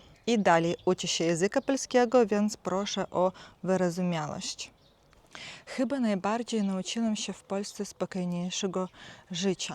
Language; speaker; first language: Polish; non-native, fluent; Ukrainian